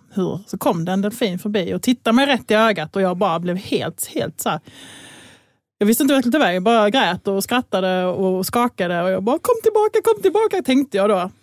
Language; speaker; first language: Swedish; native; Swedish